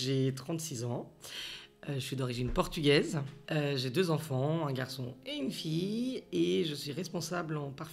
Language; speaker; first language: French; early bilingual, other home language; Portuguese